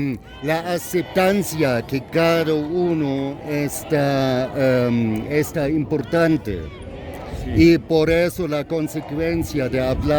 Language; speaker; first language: Spanish; non-native, fluent; German